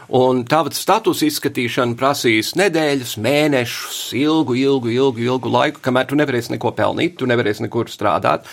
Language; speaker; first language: Latvian; early bilingual, heritage; English